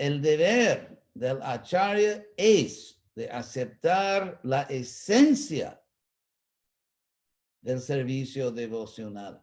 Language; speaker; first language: Spanish; non-native, fluent; English